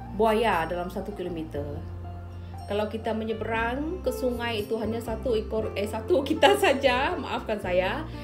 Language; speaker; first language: Malay; non-native, local second language; Iban